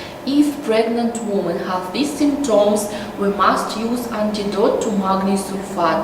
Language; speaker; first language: English; non-native, learner; Russian